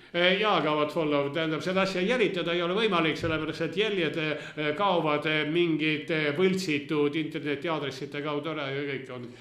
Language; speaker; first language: Estonian; non-native, local second language; Russian